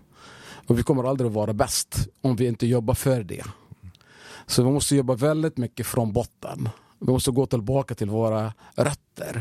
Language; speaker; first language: Swedish; non-native, fluent; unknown